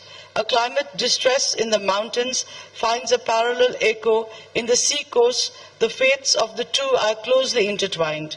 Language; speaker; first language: English; non-native, fluent; Nepali